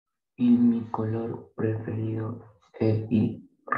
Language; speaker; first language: Italian; non-native, learner; Spanish